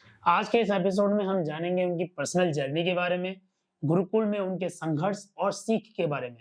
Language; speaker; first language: Hindi; native; Hindi